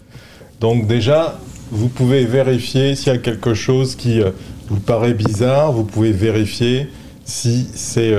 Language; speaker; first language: French; native; French